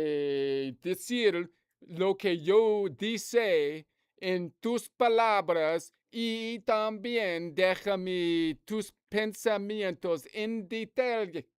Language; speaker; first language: Spanish; non-native, learner; English